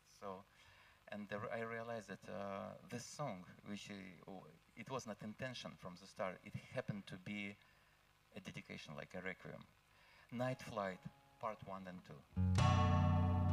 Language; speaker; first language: English; non-native, fluent; Russian